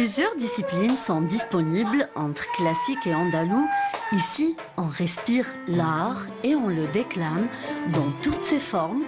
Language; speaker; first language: French; non-native, local second language; Arabic